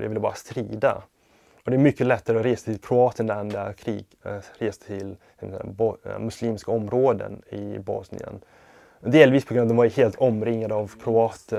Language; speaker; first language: Swedish; non-native, fluent; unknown